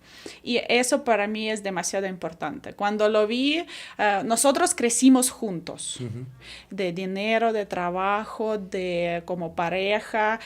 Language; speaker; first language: Spanish; non-native, fluent; Ukrainian